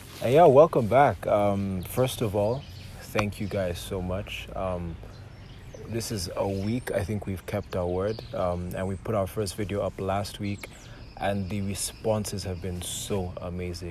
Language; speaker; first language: English; non-native, local second language; Yoruba